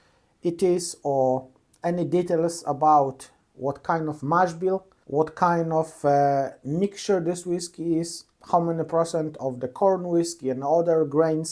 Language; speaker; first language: English; non-native, fluent; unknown